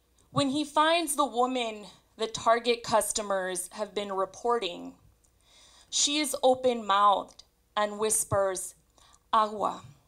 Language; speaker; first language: English; native; English